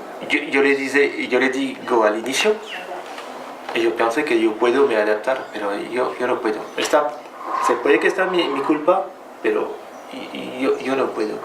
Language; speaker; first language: Spanish; non-native, learner; French